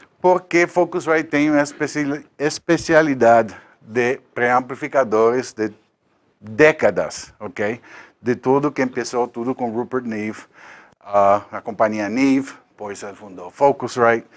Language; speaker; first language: Portuguese; non-native, learner; Spanish